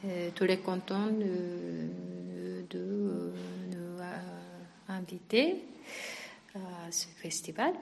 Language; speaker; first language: French; non-native, learner; Japanese